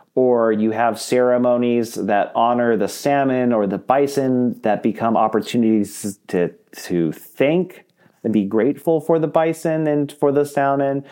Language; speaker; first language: English; native; English